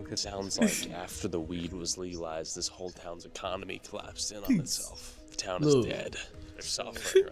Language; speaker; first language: English; native; English